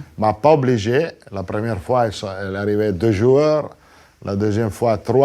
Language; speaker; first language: French; non-native, learner; Italian